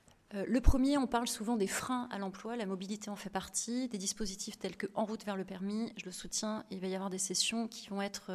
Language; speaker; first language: French; native; French